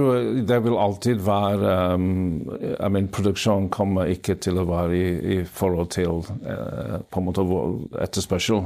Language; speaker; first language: Norwegian; non-native, fluent; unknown